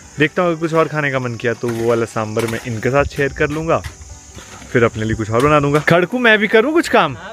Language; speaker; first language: Hindi; native; Hindi